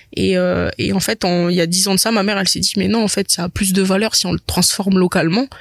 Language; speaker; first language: French; native; French